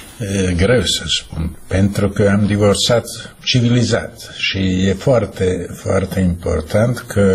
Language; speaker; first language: Romanian; non-native, fluent; Slovak